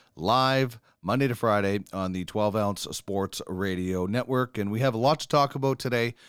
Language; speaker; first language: English; native; English